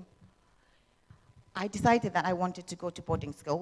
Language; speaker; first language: English; non-native, local second language; Shona